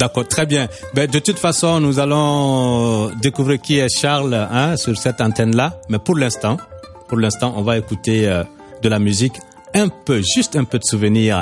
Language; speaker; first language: French; non-native, local second language; Bambara